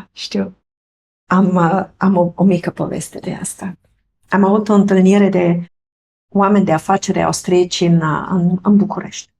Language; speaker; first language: Romanian; non-native, fluent; German